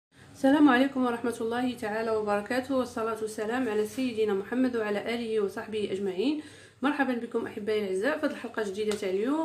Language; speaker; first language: Arabic; native; Arabic